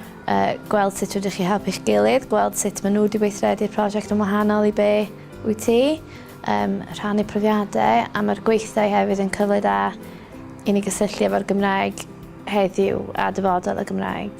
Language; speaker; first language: Welsh; native; Welsh